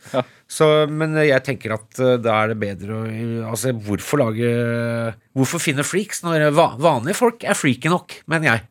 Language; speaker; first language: Norwegian; early bilingual, other home language; English